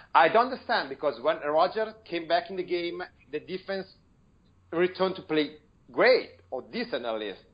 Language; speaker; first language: English; non-native, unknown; Italian